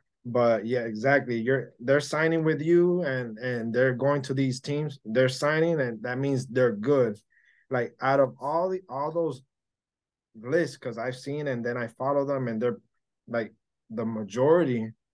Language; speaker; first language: English; non-native, local second language; Spanish